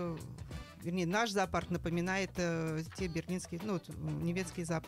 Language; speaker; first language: Russian; native; Russian